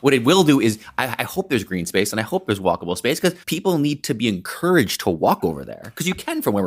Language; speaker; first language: English; native; English